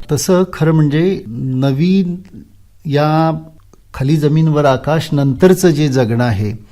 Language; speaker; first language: Marathi; native; Marathi